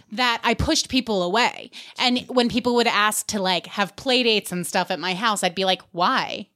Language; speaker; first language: English; native; English